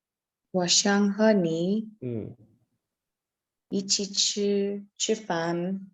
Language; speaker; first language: Chinese; non-native, learner; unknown